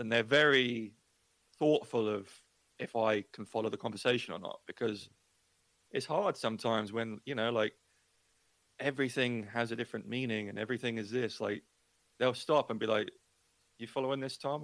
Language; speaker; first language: English; native; English